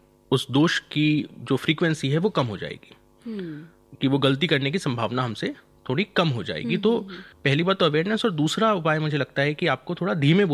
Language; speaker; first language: Hindi; native; Hindi